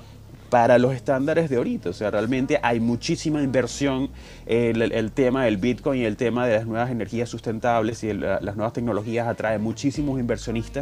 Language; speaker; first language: Spanish; native; Spanish